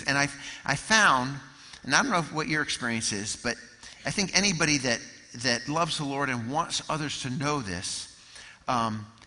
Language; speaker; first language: English; native; English